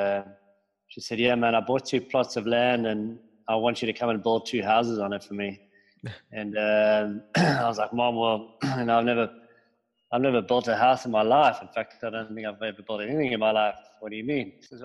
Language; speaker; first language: English; native; English